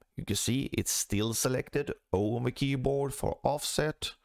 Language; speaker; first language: English; non-native, fluent; Swedish